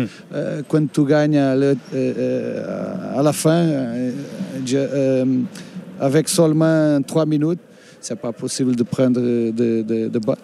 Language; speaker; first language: French; non-native, learner; Portuguese